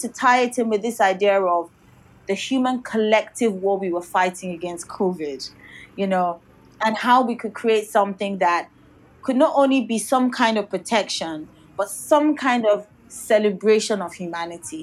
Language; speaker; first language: English; non-native, local second language; Yoruba